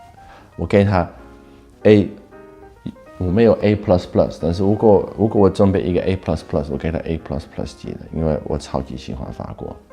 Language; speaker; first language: Chinese; non-native, fluent; Dutch